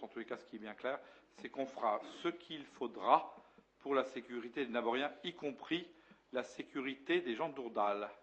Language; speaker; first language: French; native; French